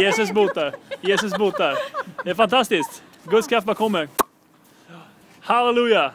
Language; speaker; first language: Swedish; native; Swedish